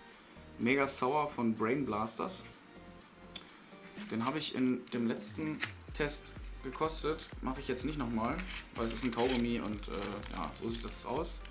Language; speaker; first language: German; native; German